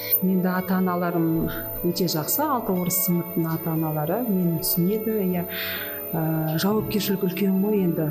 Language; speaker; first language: Kazakh; non-native, local second language; Russian